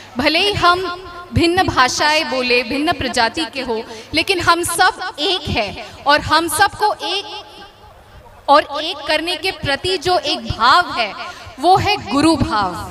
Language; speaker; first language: Hindi; non-native, local second language; Bangla